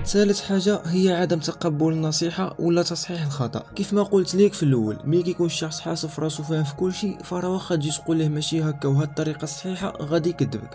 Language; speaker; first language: Arabic; native; Arabic